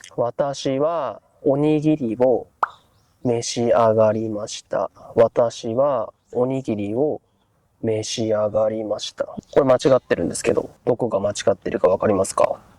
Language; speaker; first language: Japanese; native; Japanese